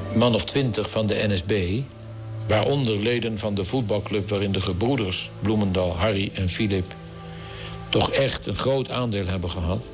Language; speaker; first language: Dutch; native; Dutch